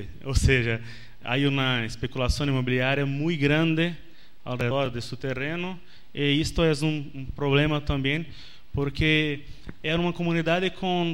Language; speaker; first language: Spanish; non-native, learner; Portuguese